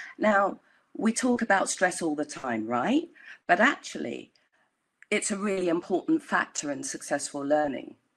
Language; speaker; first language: English; native; English